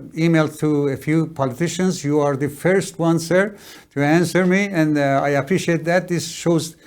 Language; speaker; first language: English; non-native, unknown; Persian